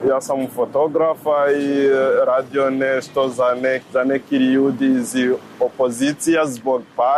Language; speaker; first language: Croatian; non-native, learner; Rundi